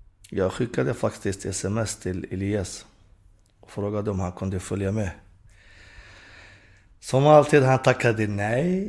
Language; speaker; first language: Swedish; non-native, fluent; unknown